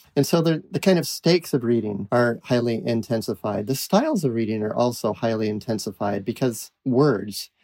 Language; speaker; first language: English; native; English